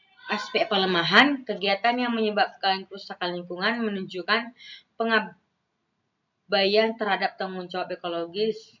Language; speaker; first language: Indonesian; non-native, local second language; Balinese